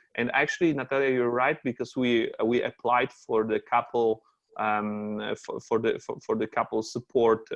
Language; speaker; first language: English; non-native, fluent; Polish